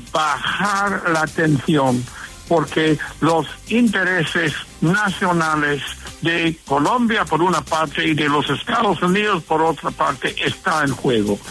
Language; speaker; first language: Spanish; non-native, fluent; English